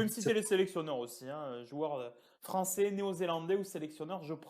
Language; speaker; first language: French; native; French